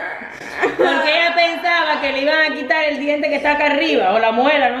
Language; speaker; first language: Spanish; native; Spanish